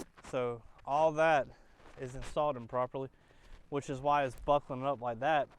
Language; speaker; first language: English; native; English